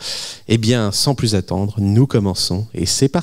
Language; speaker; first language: French; native; French